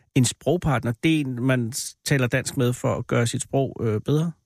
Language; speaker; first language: Danish; native; Danish